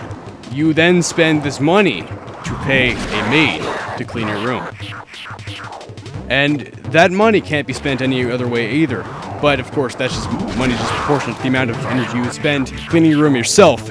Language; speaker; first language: English; native; English